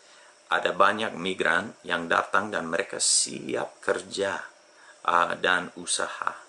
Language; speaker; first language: Indonesian; non-native, fluent; English